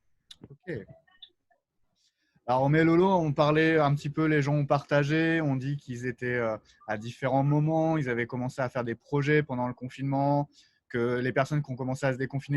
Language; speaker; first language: French; native; French